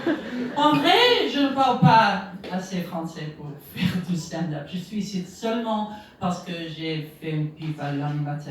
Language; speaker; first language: French; non-native, learner; English